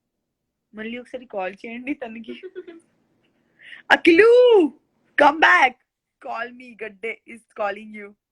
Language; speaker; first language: Telugu; non-native, local second language; Gujarati